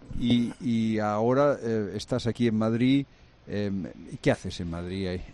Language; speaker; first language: Spanish; native; Spanish